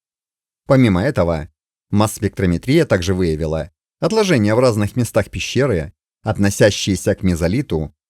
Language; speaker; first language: Russian; native; Russian